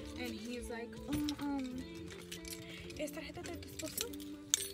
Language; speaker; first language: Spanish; early bilingual, heritage; Spanish